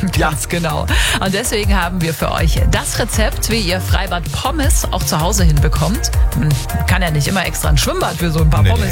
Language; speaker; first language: German; native; German